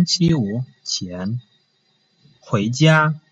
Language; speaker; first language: Chinese; non-native, fluent; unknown